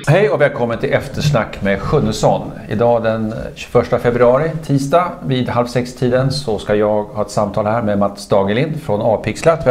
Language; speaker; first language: Swedish; native; Swedish